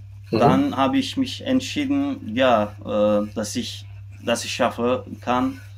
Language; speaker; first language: German; non-native, fluent; Turkish